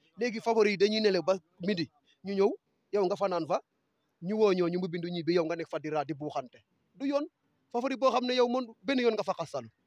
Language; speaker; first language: Wolof; native; Wolof